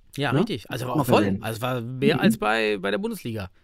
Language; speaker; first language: German; native; German